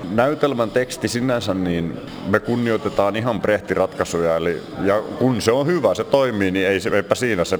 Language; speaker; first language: Finnish; native; Finnish